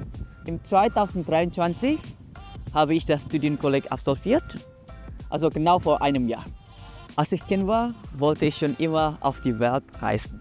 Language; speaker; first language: German; non-native, fluent; Indonesian